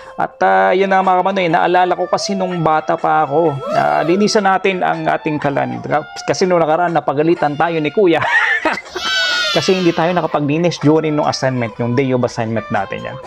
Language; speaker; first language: Filipino; non-native, local second language; Bikol